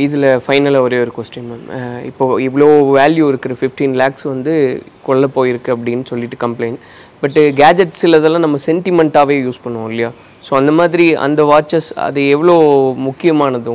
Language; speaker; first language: Tamil; native; Tamil